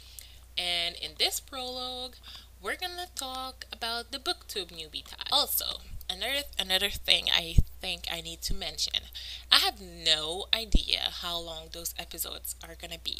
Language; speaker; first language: English; non-native, fluent; French